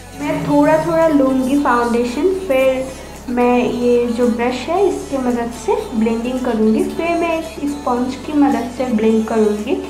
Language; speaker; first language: Hindi; non-native, learner; Bangla